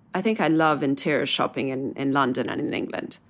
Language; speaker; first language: English; non-native, fluent; Italian